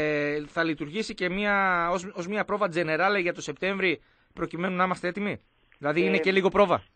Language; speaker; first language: Greek; native; Greek